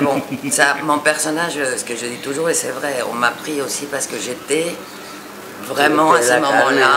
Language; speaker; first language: French; non-native, fluent; Spanish